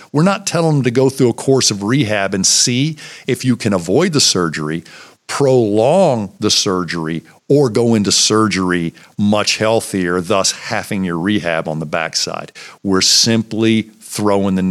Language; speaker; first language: English; native; English